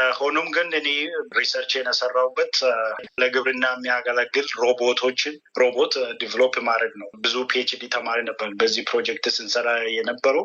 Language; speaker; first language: Amharic; non-native, local second language; Oromo